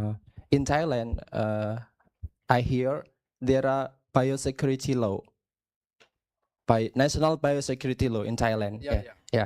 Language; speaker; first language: English; non-native, learner; Indonesian